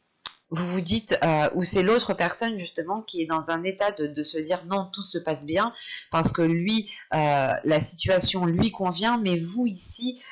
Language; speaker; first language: French; native; French